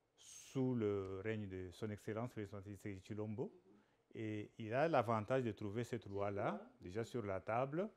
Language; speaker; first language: French; non-native, local second language; Lingala